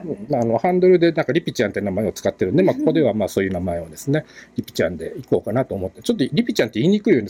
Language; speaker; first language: Japanese; native; Japanese